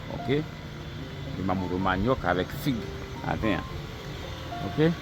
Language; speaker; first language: French; non-native, learner; Haitian Creole